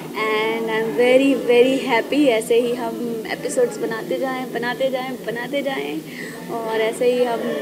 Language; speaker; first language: Hindi; native; Hindi